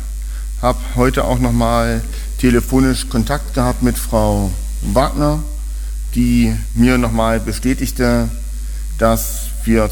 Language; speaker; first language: German; native; German